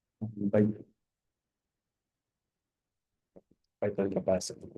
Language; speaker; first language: English; non-native, local second language; Filipino